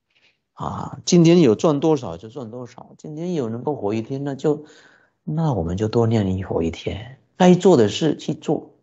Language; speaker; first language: Chinese; native; Chinese